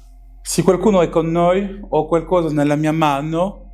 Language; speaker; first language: Italian; non-native, learner; French